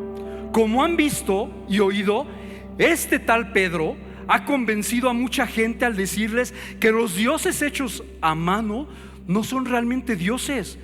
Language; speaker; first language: Spanish; native; Spanish